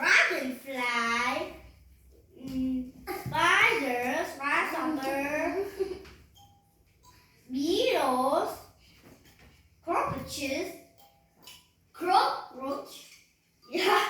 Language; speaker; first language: English; non-native, learner; Vietnamese